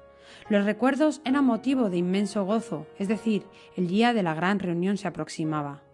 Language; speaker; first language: Spanish; native; Spanish